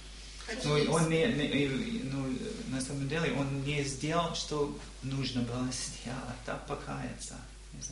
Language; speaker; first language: Russian; non-native, learner; English